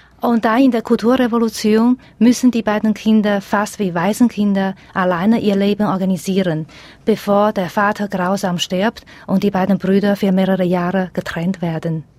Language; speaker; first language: German; non-native, fluent; Chinese